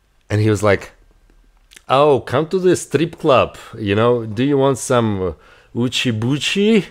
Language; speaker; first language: English; non-native, fluent; Russian